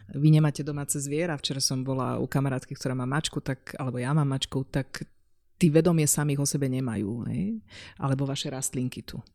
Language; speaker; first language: Slovak; non-native, local second language; Hungarian